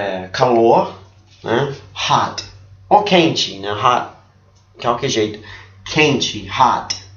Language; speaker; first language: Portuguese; non-native, fluent; English